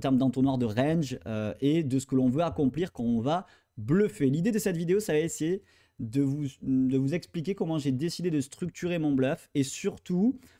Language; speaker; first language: French; native; French